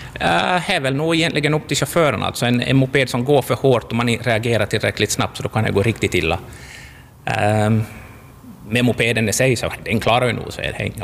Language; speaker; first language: Swedish; native; Swedish